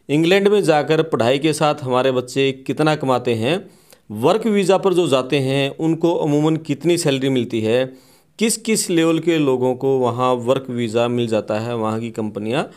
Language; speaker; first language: Hindi; native; Hindi